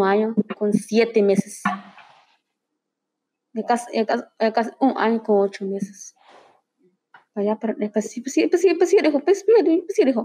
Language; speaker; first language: Spanish; non-native, local second language; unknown